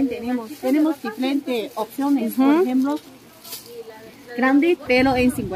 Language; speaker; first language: Spanish; non-native, learner; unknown